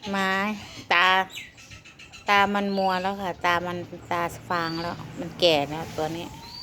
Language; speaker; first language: Thai; native; Thai